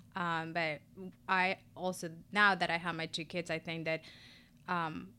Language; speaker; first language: English; non-native, fluent; Spanish